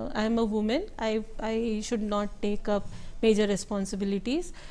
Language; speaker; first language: Hindi; native; Hindi